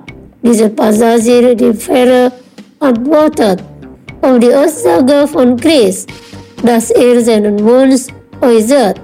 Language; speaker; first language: German; non-native, fluent; Indonesian